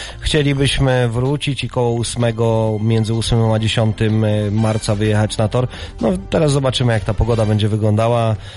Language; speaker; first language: Polish; native; Polish